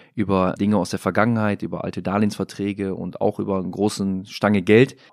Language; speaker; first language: German; native; German